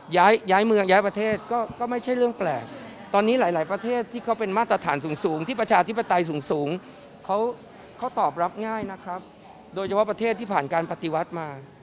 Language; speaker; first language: Thai; native; Thai